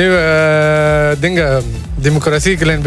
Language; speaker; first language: Dutch; non-native, learner; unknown